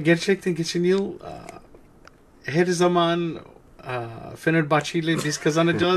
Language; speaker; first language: Turkish; non-native, learner; English